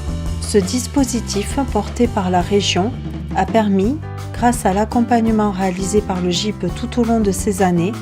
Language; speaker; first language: French; native; French